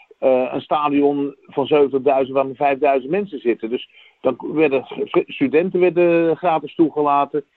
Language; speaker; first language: Dutch; native; Dutch